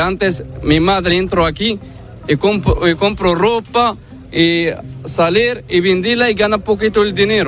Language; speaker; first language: Spanish; non-native, learner; Arabic